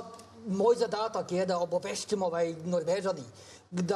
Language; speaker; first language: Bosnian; non-native, fluent; Norwegian